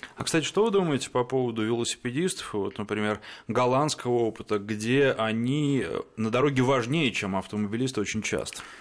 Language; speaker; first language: Russian; native; Russian